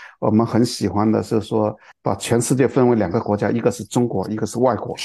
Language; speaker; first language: Chinese; non-native, local second language; Cantonese